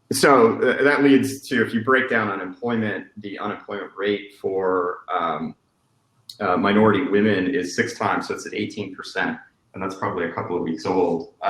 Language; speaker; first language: English; native; English